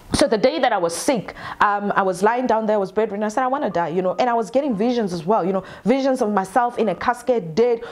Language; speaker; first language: English; non-native, local second language; Northern Sotho